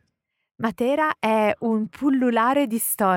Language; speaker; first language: Italian; native; Italian